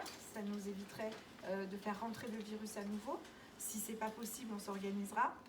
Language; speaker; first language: French; native; French